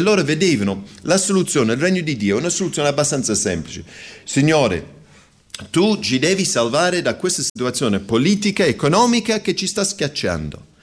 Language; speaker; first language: Italian; non-native, fluent; English